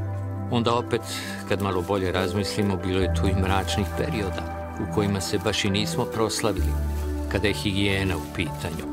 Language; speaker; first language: Serbian; native; Serbian